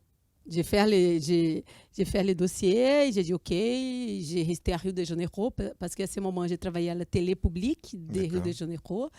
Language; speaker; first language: French; non-native, fluent; Portuguese